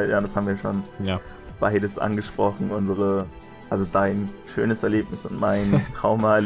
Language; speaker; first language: German; native; German